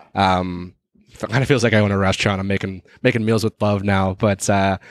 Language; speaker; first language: English; native; English